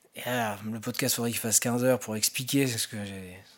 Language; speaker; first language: French; native; French